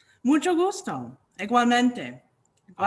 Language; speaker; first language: Spanish; non-native, learner; English